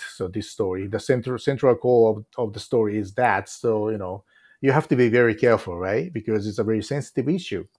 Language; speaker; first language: English; non-native, fluent; Japanese